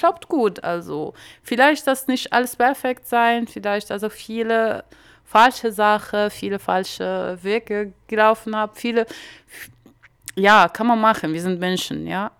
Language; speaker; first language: German; non-native, learner; Arabic